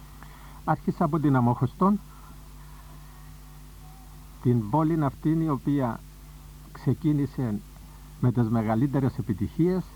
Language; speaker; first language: Greek; native; Greek